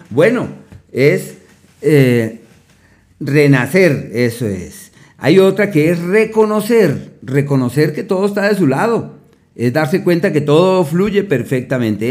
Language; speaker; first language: Spanish; native; Spanish